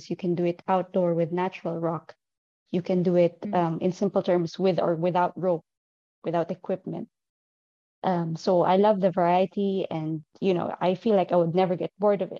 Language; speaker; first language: English; non-native, local second language; Filipino